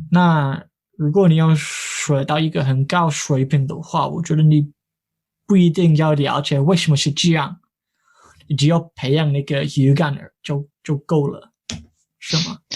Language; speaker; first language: Chinese; non-native, fluent; English